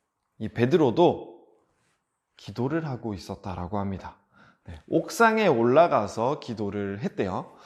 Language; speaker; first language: Korean; native; Korean